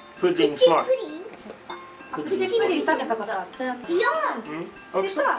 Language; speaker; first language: Swedish; non-native, learner; Japanese